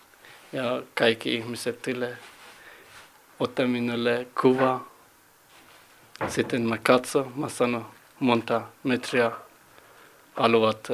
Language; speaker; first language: Finnish; non-native, learner; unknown